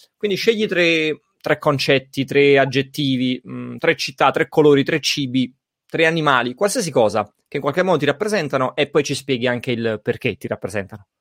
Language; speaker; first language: Italian; native; Italian